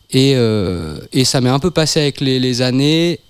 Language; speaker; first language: French; native; French